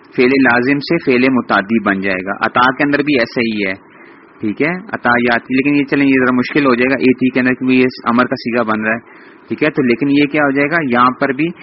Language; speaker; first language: Urdu; native; Urdu